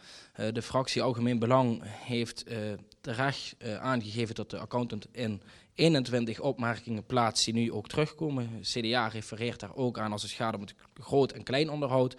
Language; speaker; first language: Dutch; native; Dutch